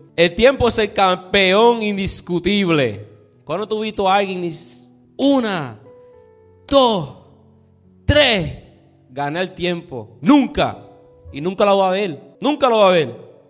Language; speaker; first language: Spanish; early bilingual, heritage; Spanish